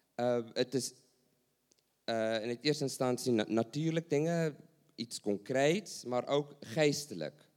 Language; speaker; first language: Dutch; non-native, learner; English